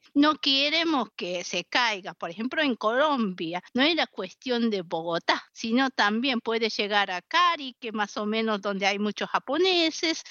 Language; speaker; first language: Spanish; non-native, fluent; Japanese